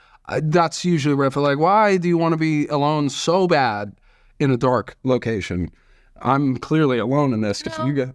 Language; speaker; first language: English; native; English